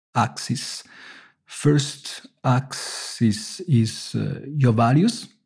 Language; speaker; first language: English; non-native, fluent; Italian